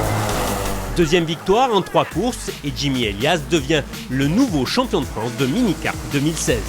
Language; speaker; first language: French; native; French